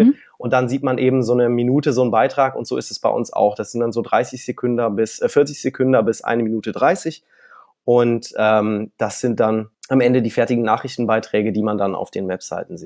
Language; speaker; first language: German; native; German